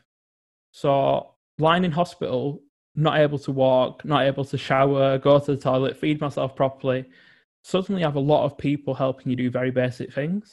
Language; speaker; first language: English; native; English